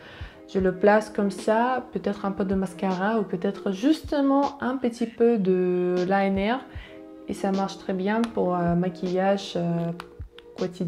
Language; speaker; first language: French; non-native, learner; Russian